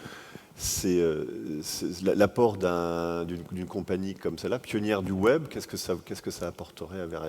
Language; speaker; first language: French; native; French